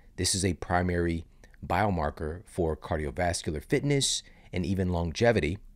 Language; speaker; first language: English; native; English